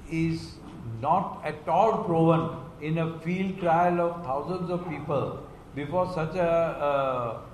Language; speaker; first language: English; non-native, local second language; Marathi